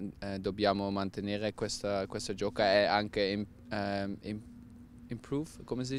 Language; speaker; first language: Italian; non-native, learner; Dutch